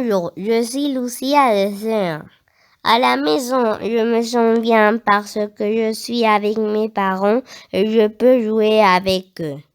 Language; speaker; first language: French; non-native, learner; Spanish